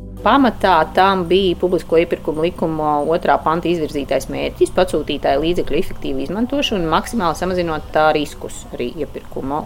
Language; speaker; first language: Latvian; native; Latvian